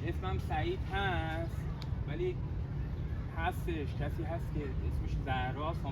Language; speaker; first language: Persian; native; Persian